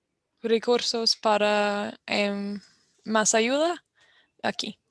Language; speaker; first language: Spanish; non-native, fluent; English